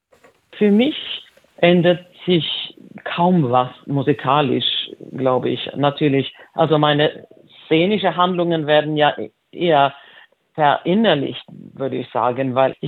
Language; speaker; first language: German; non-native, fluent; Swedish